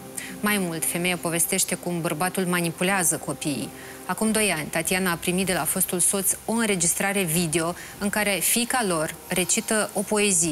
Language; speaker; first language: Romanian; native; Romanian